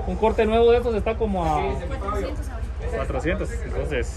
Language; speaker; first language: Spanish; native; Spanish